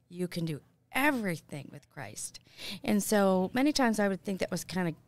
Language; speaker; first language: English; native; English